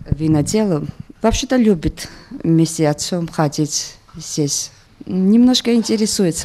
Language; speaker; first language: Russian; non-native, local second language; Georgian